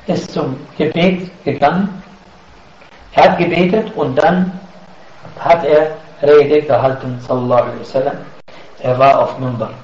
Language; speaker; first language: German; non-native, fluent; Arabic